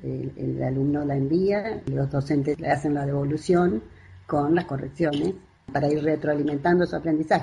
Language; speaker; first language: Spanish; native; Spanish